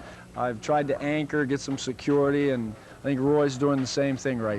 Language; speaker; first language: English; native; English